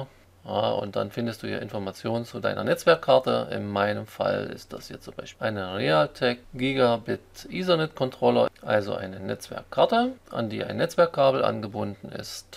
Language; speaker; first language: German; native; German